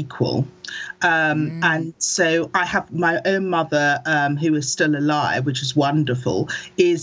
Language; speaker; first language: English; early bilingual, other home language; Akan